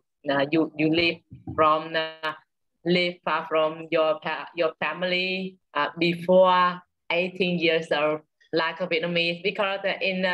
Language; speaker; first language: English; non-native, learner; Vietnamese